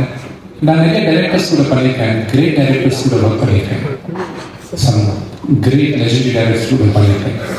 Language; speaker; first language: Tamil; non-native, local second language; Telugu